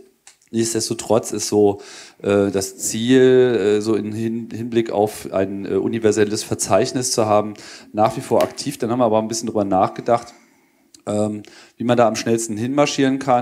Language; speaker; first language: German; native; German